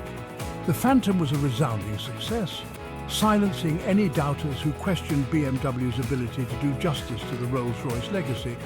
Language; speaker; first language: English; native; English